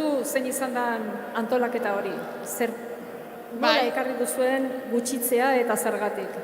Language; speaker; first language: Basque; native; Basque